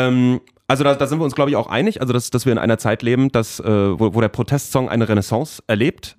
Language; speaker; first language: German; native; German